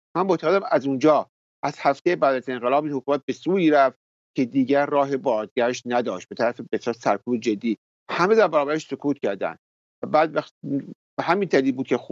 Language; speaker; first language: Persian; native; Persian